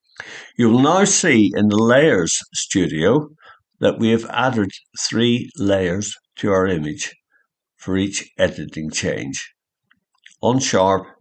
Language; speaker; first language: English; native; English